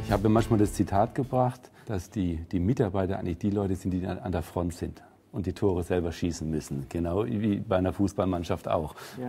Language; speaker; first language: German; native; German